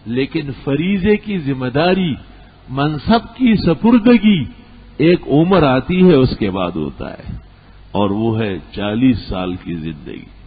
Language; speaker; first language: Urdu; non-native, local second language; Pashto